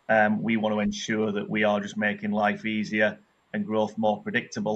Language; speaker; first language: English; native; English